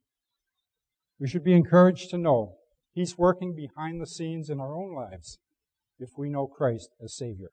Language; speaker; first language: English; native; English